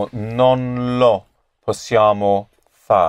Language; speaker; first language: Italian; non-native, learner; English